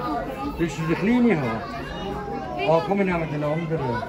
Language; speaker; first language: Dutch; non-native, learner; Filipino